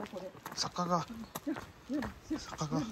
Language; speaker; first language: Japanese; native; Japanese